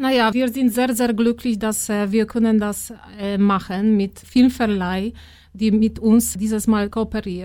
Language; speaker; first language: German; non-native, fluent; Polish